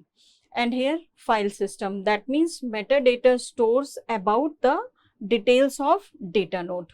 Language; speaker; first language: English; non-native, local second language; Hindi